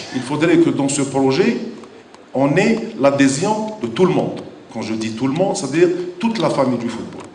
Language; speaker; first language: French; non-native, local second language; Arabic